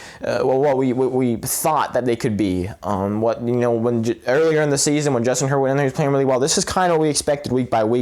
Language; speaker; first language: English; native; English